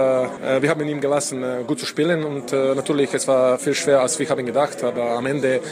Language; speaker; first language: German; non-native, fluent; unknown